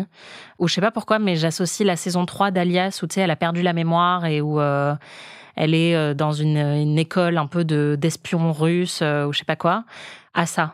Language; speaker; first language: French; native; French